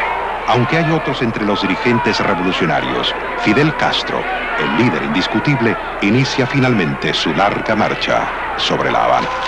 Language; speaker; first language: Spanish; native; Spanish